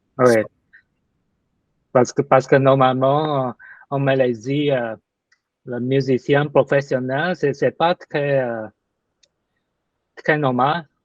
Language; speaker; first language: French; non-native, learner; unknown